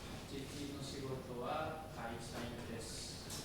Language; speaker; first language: Japanese; non-native, learner; Indonesian